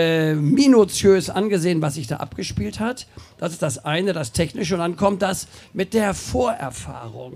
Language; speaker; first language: German; native; German